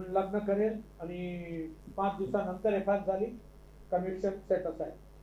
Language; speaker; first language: Marathi; non-native, local second language; Urdu